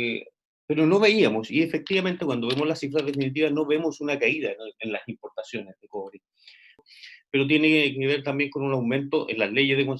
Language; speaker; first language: Spanish; native; Spanish